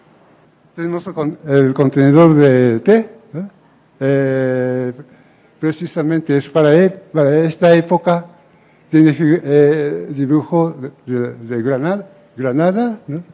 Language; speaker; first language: Spanish; non-native, fluent; Japanese